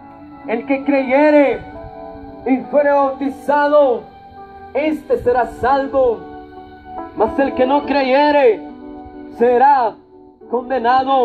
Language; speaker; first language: Spanish; native; Spanish